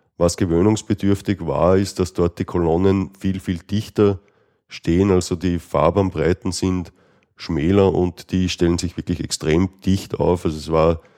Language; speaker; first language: German; native; German